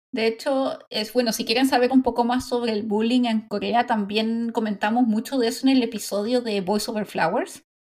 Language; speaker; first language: Spanish; native; Spanish